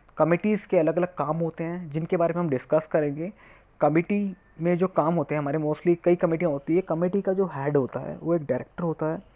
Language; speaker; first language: Hindi; native; Hindi